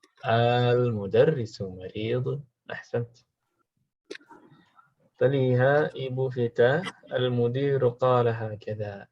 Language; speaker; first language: Arabic; non-native, fluent; Indonesian